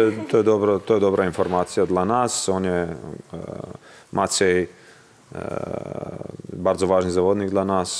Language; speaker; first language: Polish; non-native, learner; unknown